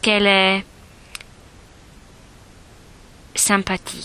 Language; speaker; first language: French; non-native, learner; English